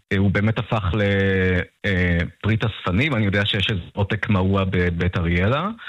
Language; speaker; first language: Hebrew; early bilingual, other home language; Russian